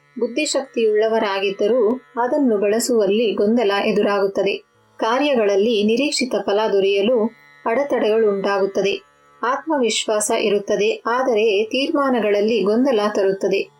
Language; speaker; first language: Kannada; native; Kannada